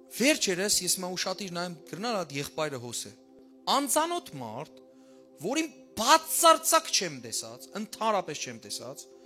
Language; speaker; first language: Armenian; early bilingual, heritage; Armenian